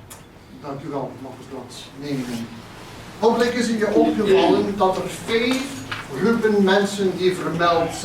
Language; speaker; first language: Dutch; non-native, fluent; English